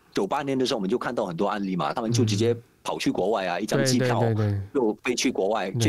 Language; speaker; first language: Chinese; non-native, fluent; Indonesian